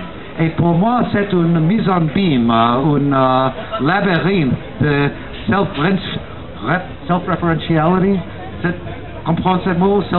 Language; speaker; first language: French; non-native, learner; English